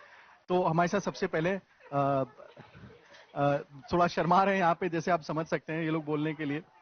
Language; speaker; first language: Hindi; native; Hindi